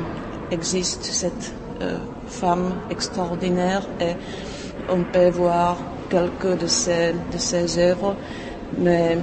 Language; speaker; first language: French; non-native, fluent; Czech